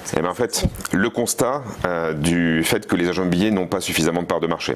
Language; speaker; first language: French; native; French